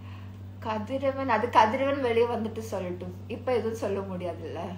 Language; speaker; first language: Tamil; non-native, learner; Malayalam